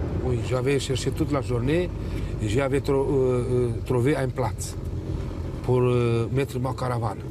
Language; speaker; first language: French; non-native, learner; Romanian